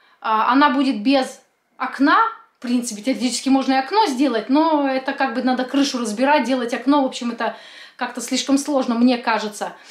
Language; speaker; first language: Russian; native; Russian